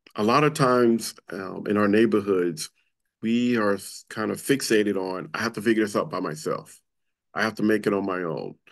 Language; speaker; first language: English; native; English